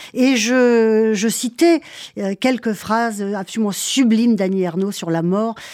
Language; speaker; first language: French; native; French